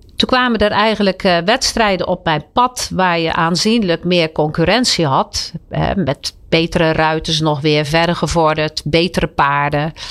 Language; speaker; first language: Dutch; native; Dutch